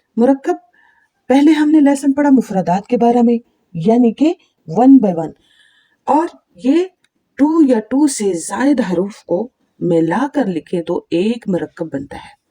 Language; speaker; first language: Urdu; native; Urdu